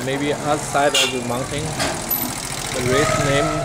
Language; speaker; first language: English; non-native, learner; Chinese